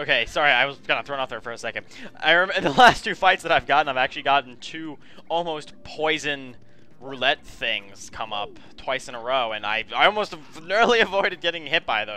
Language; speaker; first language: English; native; English